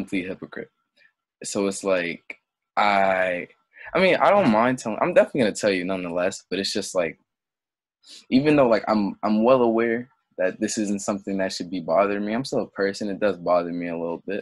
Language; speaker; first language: English; early bilingual, other home language; French